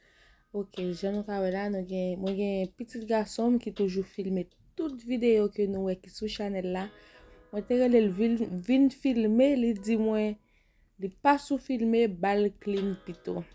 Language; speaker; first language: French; non-native, local second language; Haitian Creole